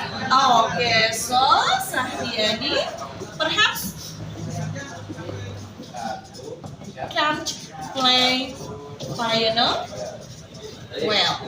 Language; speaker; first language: English; non-native, fluent; Indonesian